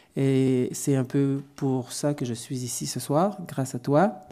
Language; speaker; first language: French; native; French